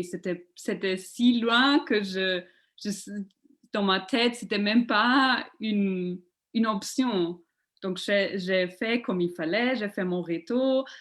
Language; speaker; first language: French; non-native, local second language; German